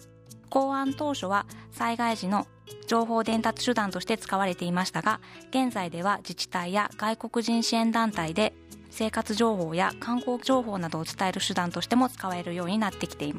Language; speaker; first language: Japanese; native; Japanese